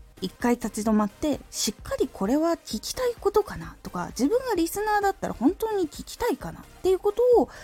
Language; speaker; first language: Japanese; native; Japanese